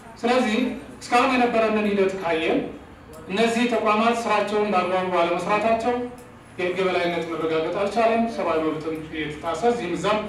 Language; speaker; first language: Amharic; native; Amharic